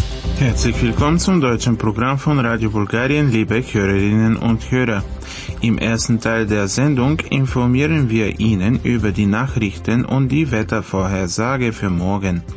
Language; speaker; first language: German; non-native, fluent; Bulgarian